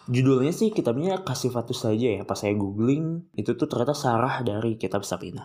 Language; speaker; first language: Indonesian; non-native, local second language; Sundanese